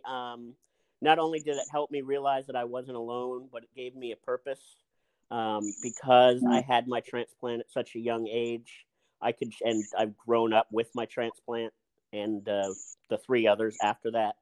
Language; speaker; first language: English; native; English